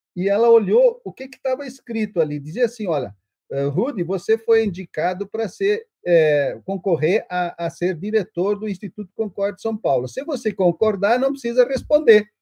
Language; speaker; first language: Portuguese; non-native, local second language; German